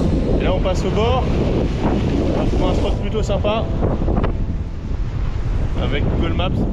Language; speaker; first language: French; native; French